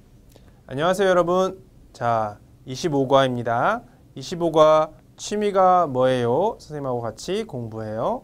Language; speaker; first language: Korean; non-native, fluent; Vietnamese